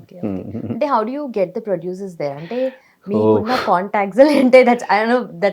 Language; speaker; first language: Telugu; native; Telugu